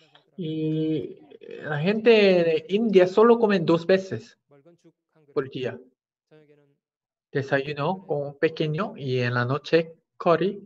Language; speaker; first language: Spanish; non-native, fluent; Korean